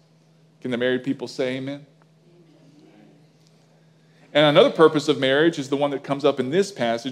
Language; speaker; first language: English; native; English